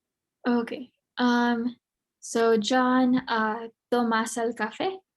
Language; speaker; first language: Spanish; non-native, learner; English